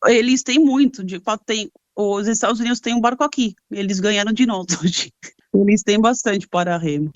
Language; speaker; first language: Portuguese; early bilingual, other home language; Spanish